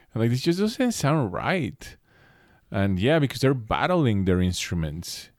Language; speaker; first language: English; non-native, fluent; Spanish